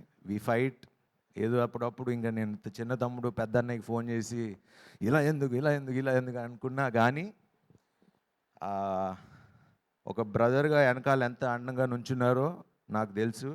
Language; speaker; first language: Telugu; native; Telugu